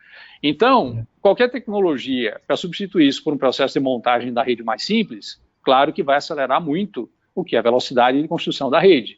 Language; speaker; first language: Portuguese; native; Portuguese